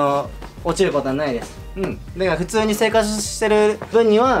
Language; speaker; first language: Japanese; native; Japanese